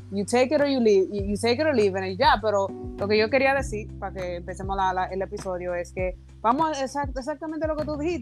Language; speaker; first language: Spanish; early bilingual, heritage; Spanish